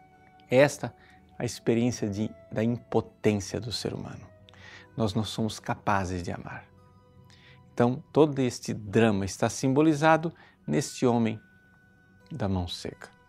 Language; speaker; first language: Portuguese; native; Portuguese